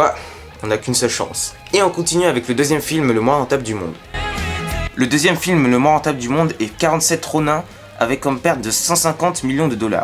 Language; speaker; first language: French; native; French